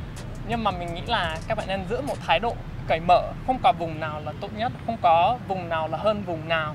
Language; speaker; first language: Vietnamese; non-native, fluent; English